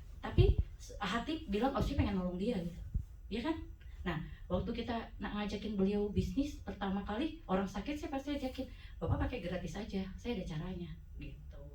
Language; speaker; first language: Indonesian; native; Indonesian